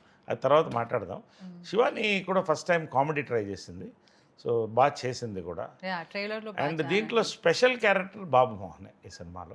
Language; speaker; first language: Telugu; native; Telugu